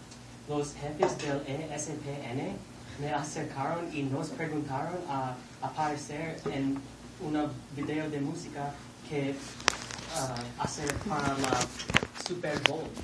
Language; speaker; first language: Spanish; non-native, learner; English